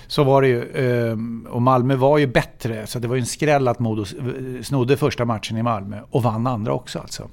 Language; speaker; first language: Swedish; native; Swedish